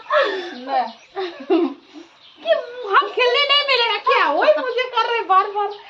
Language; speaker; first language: Hindi; non-native, local second language; Assamese